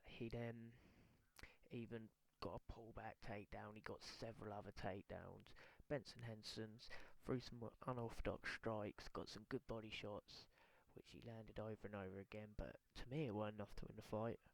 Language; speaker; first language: English; native; English